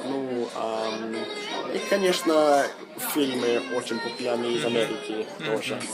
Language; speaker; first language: Russian; non-native, fluent; English